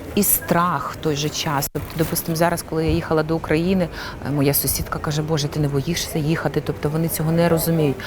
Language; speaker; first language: Ukrainian; non-native, local second language; Russian